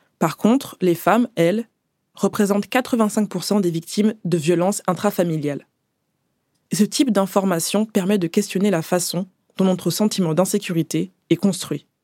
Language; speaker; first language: French; native; French